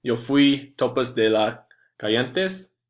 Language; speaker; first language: Spanish; non-native, learner; English